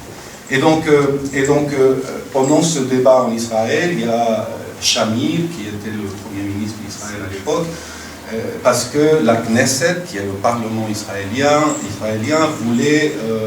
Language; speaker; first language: French; non-native, fluent; Spanish